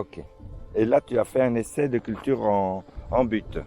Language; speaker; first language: French; native; French